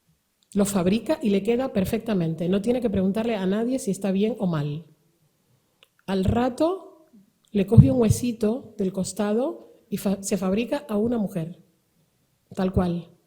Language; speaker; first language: Spanish; native; Spanish